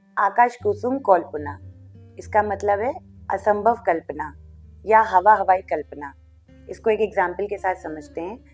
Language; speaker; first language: Hindi; non-native, local second language; Bangla